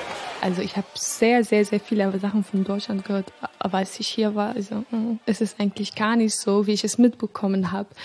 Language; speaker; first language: German; non-native, fluent; Arabic